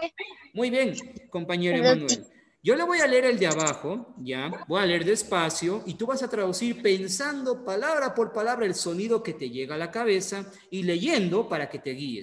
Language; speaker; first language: Spanish; native; Spanish